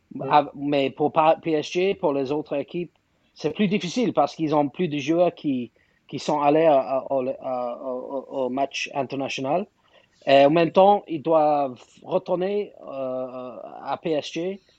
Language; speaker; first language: French; non-native, fluent; English